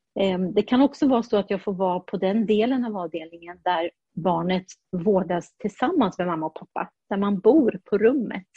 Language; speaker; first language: Swedish; early bilingual, heritage; Swedish